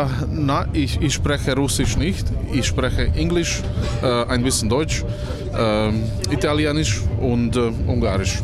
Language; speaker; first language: German; non-native, learner; Hungarian